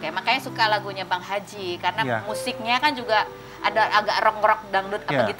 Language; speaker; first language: Indonesian; native; Indonesian